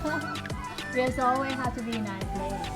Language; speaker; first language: English; non-native, learner; Thai